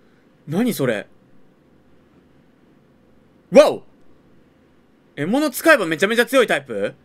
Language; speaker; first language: Japanese; native; Japanese